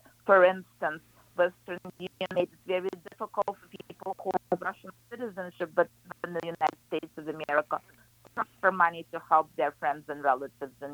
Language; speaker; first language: English; non-native, fluent; Ukrainian